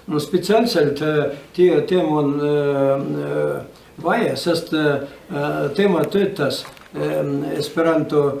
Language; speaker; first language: Estonian; non-native, learner; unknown